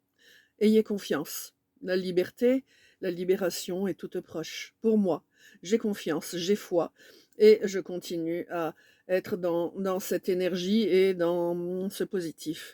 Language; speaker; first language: French; native; French